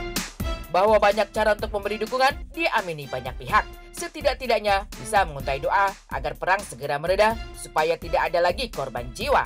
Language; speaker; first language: Indonesian; native; Indonesian